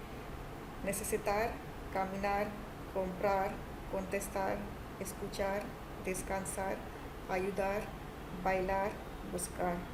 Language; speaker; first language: Spanish; non-native, fluent; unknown